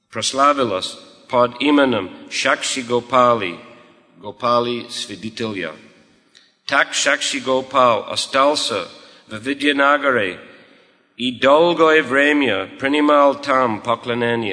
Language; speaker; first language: Russian; non-native, fluent; English